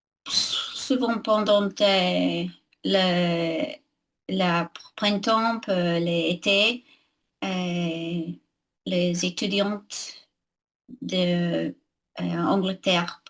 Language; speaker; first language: French; non-native, learner; English